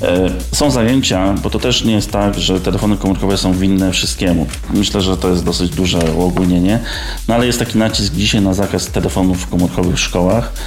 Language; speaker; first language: Polish; native; Polish